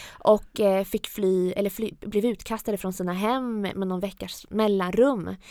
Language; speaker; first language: Swedish; early bilingual, other home language; Arabic